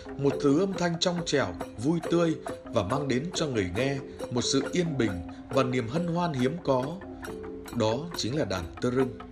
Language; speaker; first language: Vietnamese; native; Vietnamese